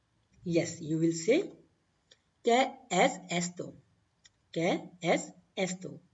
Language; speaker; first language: Spanish; non-native, learner; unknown